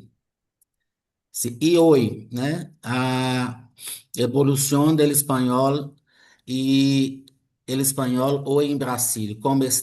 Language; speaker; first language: Spanish; non-native, fluent; Portuguese